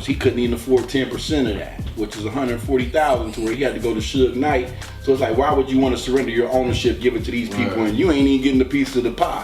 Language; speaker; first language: English; native; English